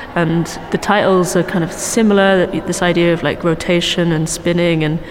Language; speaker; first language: English; native; English